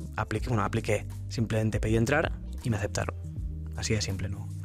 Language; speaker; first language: Spanish; native; Spanish